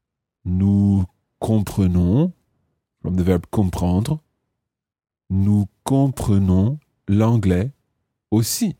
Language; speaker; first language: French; non-native, fluent; English